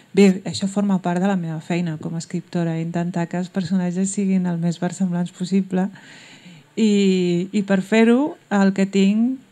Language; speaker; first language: Catalan; early bilingual, other home language; Berber languages